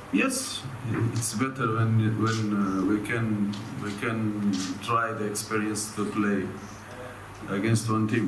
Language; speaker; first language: English; non-native, learner; Portuguese